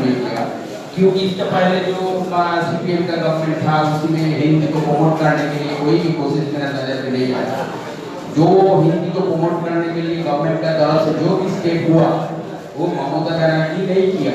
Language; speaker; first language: Hindi; non-native, local second language; Bangla